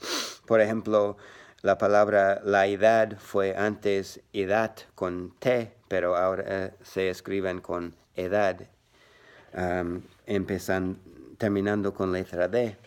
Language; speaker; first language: Spanish; non-native, learner; English